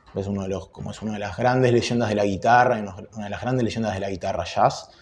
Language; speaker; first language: Spanish; native; Spanish